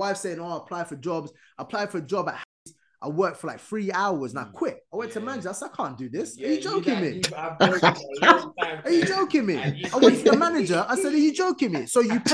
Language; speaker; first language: English; non-native, fluent; Arabic